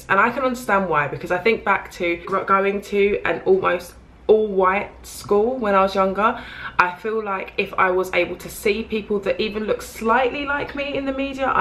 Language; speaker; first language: English; native; English